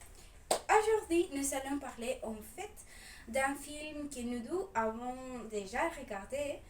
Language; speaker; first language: French; non-native, fluent; Spanish